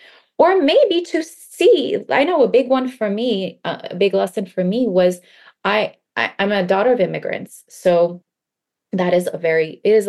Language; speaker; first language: English; early bilingual, other home language; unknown